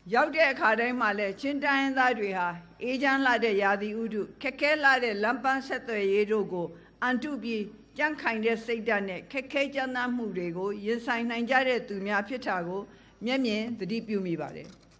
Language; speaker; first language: Burmese; native; Burmese